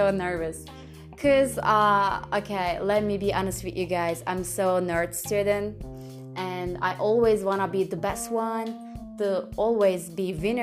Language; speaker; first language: English; non-native, fluent; Turkish